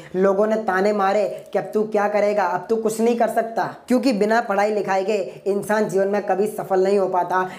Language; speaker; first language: Hindi; non-native, local second language; Gujarati